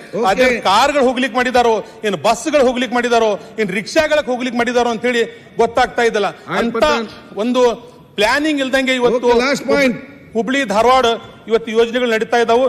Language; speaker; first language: Kannada; non-native, local second language; Urdu